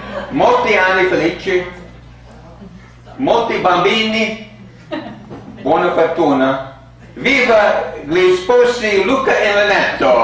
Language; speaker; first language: Italian; non-native, learner; English